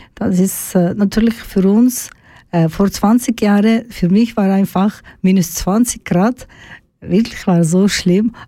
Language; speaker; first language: German; non-native, learner; Turkish